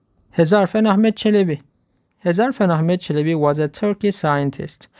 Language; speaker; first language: English; non-native, fluent; Turkish